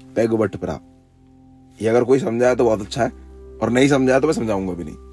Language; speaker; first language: Hindi; native; Hindi